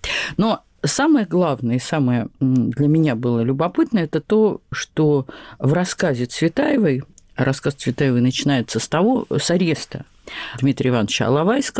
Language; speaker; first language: Russian; native; Russian